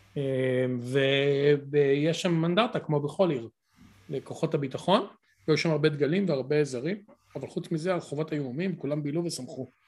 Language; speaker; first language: Hebrew; native; Hebrew